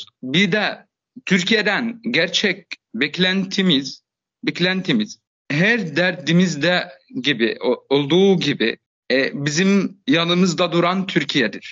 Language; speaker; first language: Turkish; non-native, fluent; Arabic